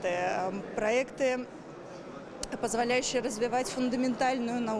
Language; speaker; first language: Russian; native; Russian